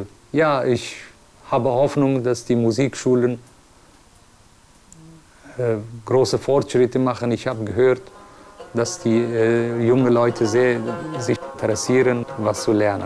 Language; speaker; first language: German; non-native, fluent; Persian